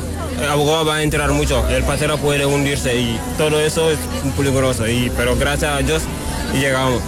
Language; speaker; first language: Spanish; non-native, learner; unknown